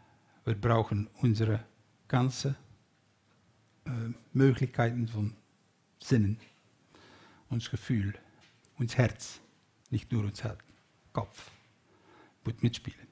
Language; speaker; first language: German; non-native, learner; Dutch